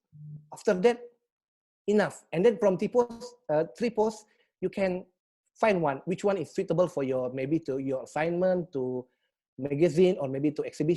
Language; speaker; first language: English; non-native, learner; Indonesian